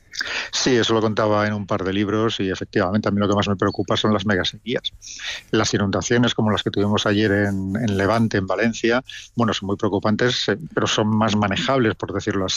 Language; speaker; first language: Spanish; native; Spanish